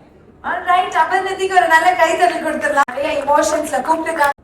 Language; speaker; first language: Tamil; native; Tamil